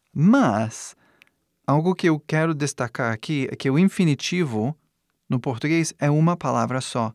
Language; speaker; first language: Portuguese; non-native, fluent; English